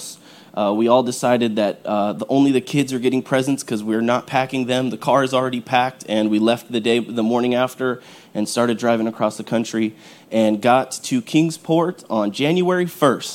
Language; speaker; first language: English; native; English